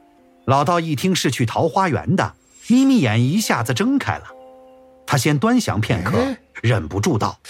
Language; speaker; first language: Chinese; native; Chinese